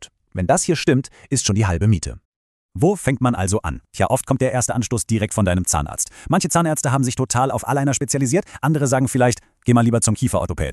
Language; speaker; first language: German; native; German